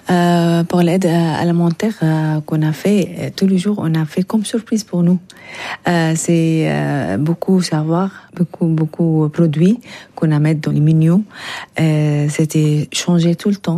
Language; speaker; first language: French; non-native, learner; Arabic